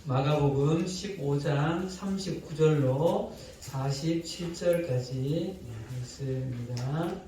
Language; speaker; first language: Korean; native; Korean